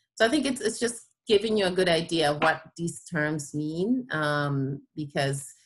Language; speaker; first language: English; non-native, fluent; Spanish